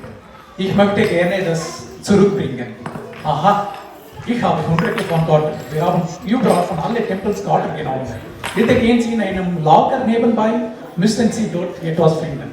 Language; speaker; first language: German; non-native, learner; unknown